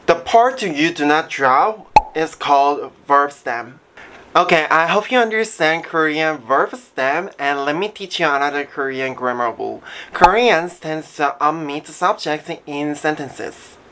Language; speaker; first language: English; non-native, fluent; Korean